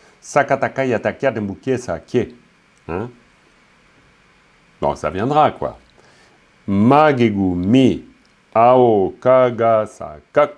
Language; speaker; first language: French; native; French